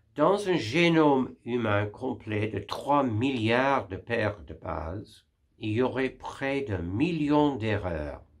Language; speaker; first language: French; non-native, fluent; English